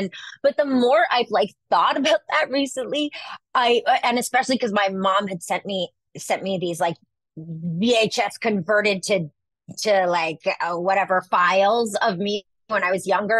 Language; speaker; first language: English; native; English